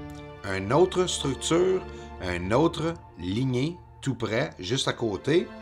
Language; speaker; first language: French; native; French